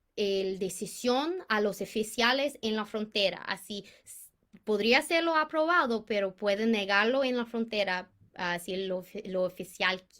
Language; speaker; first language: Spanish; non-native, fluent; English